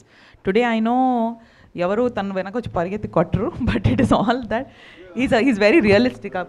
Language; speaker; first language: Telugu; native; Telugu